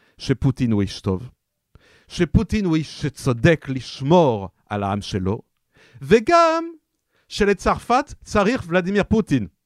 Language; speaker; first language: Hebrew; non-native, fluent; French